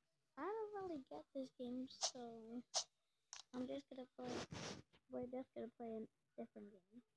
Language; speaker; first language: English; native; English